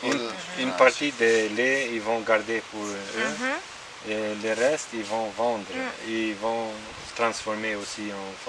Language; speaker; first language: French; non-native, learner; Albanian